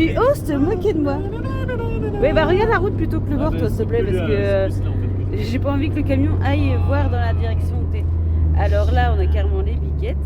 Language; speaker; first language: French; native; French